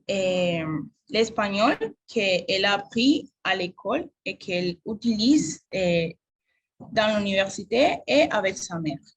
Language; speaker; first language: French; non-native, learner; Spanish